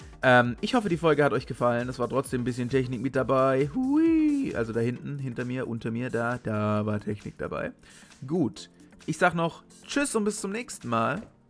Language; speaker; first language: German; native; German